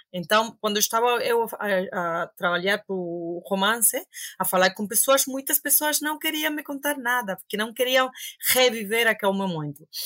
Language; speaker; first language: Portuguese; non-native, fluent; Spanish